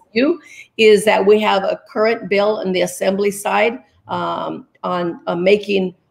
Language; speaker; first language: English; early bilingual, other home language; Spanish